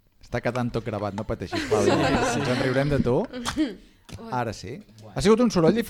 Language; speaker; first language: Catalan; native; Catalan